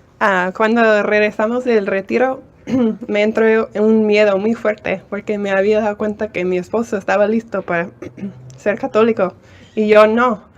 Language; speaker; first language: Spanish; non-native, fluent; English